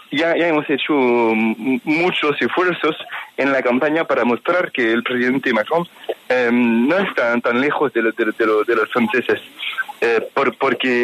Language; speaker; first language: Spanish; non-native, fluent; French